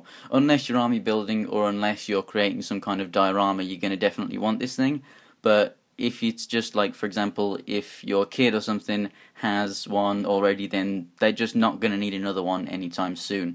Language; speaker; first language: English; native; English